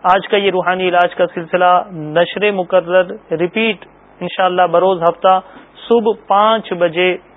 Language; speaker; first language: Urdu; native; Urdu